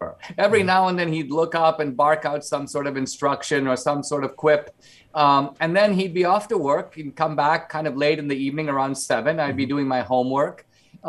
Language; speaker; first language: English; non-native, local second language; Konkani